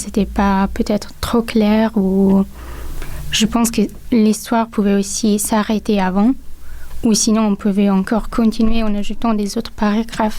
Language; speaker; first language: French; non-native, local second language; Italian